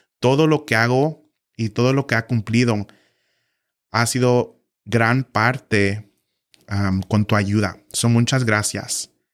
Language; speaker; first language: Spanish; early bilingual, heritage; Spanish